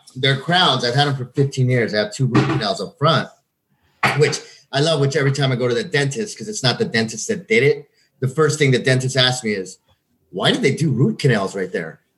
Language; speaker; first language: English; native; English